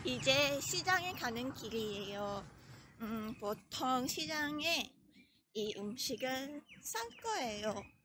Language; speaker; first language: Korean; non-native, learner; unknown